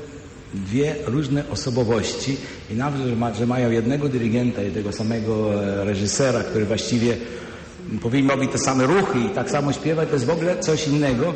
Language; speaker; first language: Polish; early bilingual, heritage; Polish